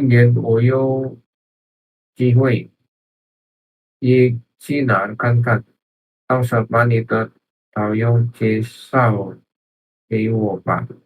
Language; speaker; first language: Chinese; non-native, learner; Indonesian